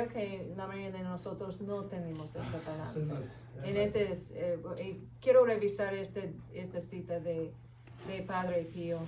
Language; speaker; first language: Spanish; non-native, fluent; English